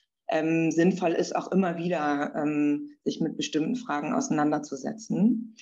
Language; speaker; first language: German; native; German